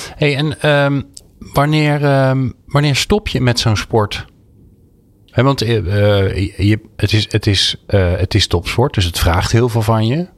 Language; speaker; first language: Dutch; native; Dutch